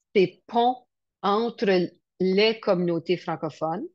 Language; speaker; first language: French; native; French